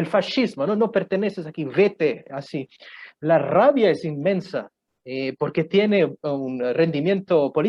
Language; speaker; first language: Spanish; non-native, fluent; Punjabi